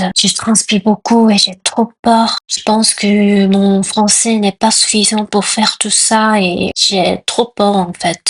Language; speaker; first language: French; non-native, fluent; Korean